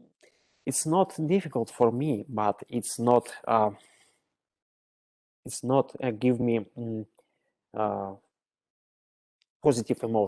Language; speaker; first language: English; non-native, learner; Russian